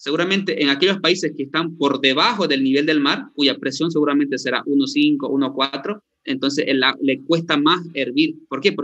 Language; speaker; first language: Spanish; native; Spanish